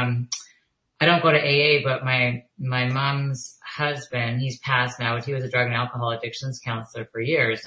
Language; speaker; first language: English; native; English